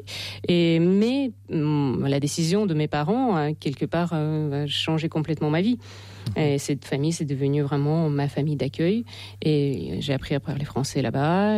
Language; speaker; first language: French; non-native, fluent; Russian